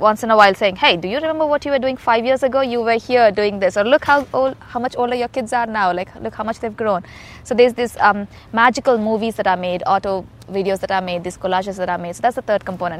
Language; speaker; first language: English; non-native, local second language; Telugu